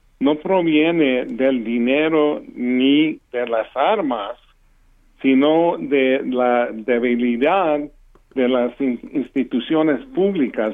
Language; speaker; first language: Spanish; early bilingual, heritage; English